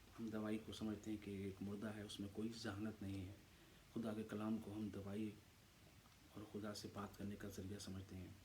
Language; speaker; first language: Urdu; native; Urdu